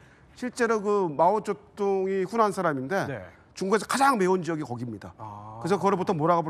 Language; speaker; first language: Korean; native; Korean